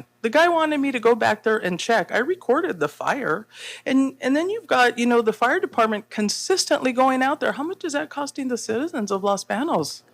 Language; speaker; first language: English; native; English